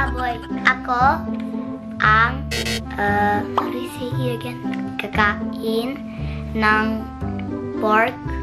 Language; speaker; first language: Filipino; early bilingual, heritage; Filipino